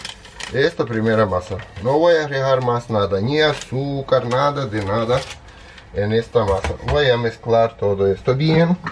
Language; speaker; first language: Spanish; non-native, fluent; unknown